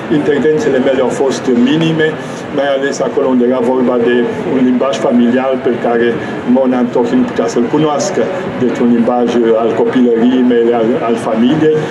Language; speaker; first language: Romanian; native; Romanian